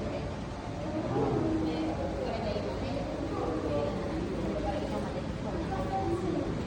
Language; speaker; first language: Japanese; non-native, fluent; Filipino